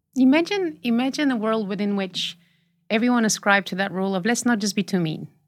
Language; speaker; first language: English; non-native, fluent; Bulgarian